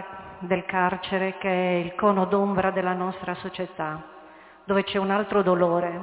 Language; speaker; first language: Italian; native; Italian